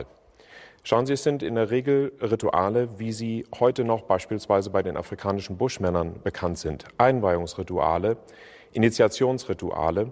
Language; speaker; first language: German; native; German